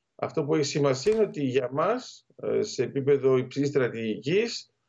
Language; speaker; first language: Greek; native; Greek